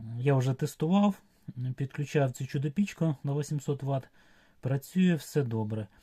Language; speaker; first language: Ukrainian; non-native, local second language; Russian